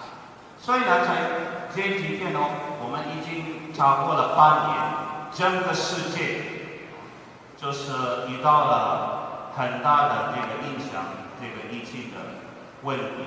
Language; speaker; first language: Chinese; non-native, fluent; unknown